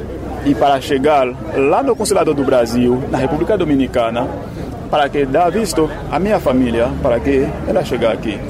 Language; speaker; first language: Portuguese; non-native, learner; Haitian Creole